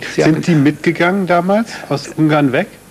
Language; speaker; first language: German; native; German